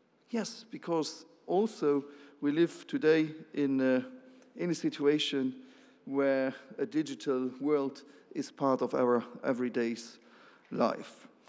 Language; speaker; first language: English; non-native, fluent; Luxembourgish